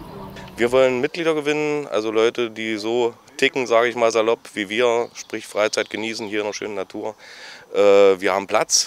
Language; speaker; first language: German; native; German